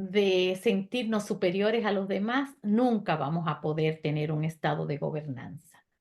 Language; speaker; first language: Spanish; native; Spanish